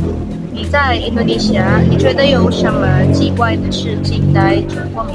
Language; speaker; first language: Chinese; non-native, learner; Indonesian